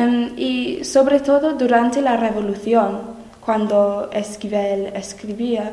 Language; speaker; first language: Spanish; non-native, learner; English